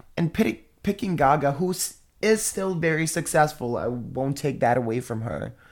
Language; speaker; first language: English; non-native, fluent; Italian